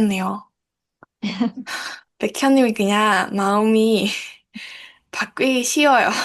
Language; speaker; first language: Korean; non-native, learner; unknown